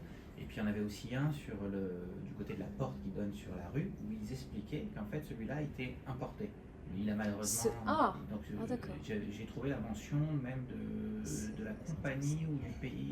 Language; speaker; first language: French; native; French